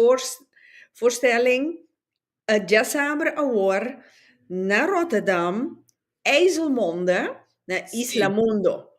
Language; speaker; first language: Dutch; non-native, local second language; Papiamento